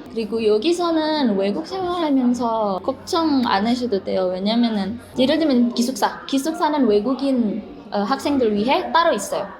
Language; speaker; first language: Korean; non-native, fluent; Indonesian